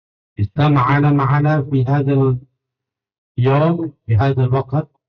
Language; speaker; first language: Arabic; non-native, fluent; Indonesian